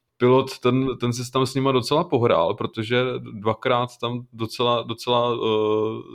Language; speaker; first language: Czech; native; Czech